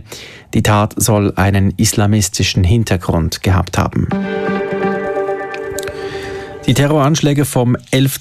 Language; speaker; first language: German; native; German